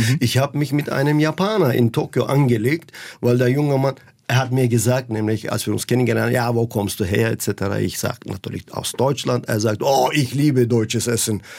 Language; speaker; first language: German; non-native, fluent; Turkish